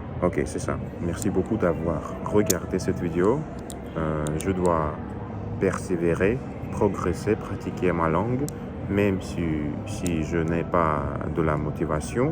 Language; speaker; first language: French; non-native, learner; Russian